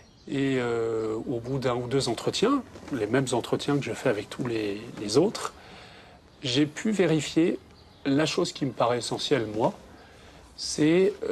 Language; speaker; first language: French; native; French